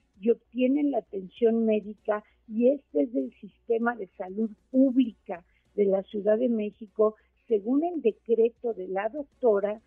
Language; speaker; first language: Spanish; native; Spanish